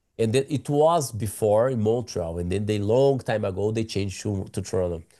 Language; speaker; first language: English; non-native, learner; Portuguese